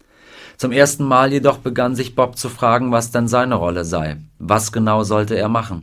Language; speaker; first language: German; native; German